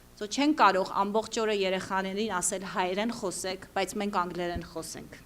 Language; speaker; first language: Armenian; early bilingual, heritage; Armenian